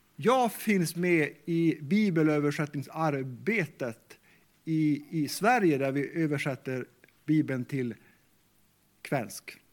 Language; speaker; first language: Swedish; non-native, local second language; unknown